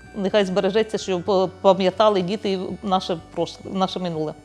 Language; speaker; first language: Ukrainian; non-native, local second language; Czech